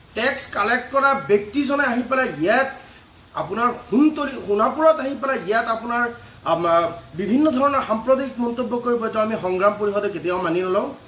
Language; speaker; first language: Assamese; non-native, local second language; Bangla